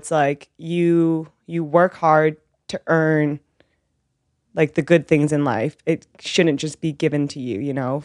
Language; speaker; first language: English; early bilingual, other home language; Vietnamese